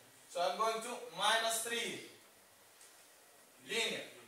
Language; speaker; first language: English; non-native, fluent; Arabic